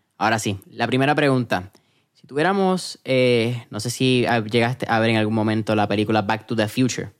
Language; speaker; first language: Spanish; native; Spanish